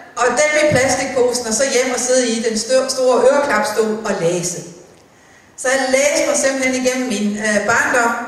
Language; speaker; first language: Danish; native; Danish